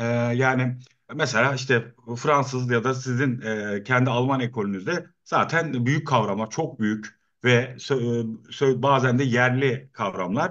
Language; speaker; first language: Turkish; native; Turkish